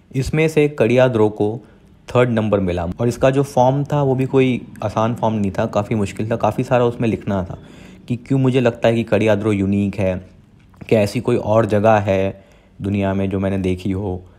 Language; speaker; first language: Hindi; non-native, local second language; Gujarati